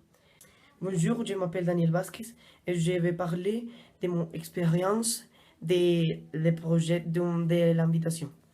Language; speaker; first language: French; non-native, learner; Spanish